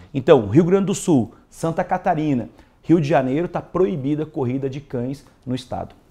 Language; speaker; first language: Portuguese; native; Portuguese